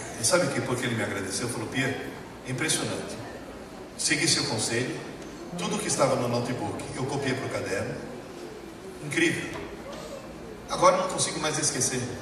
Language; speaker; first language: Portuguese; early bilingual, other home language; Italian